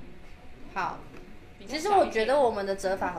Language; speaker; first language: Chinese; native; Chinese